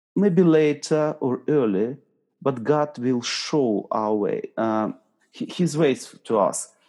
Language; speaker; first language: English; non-native, fluent; Ukrainian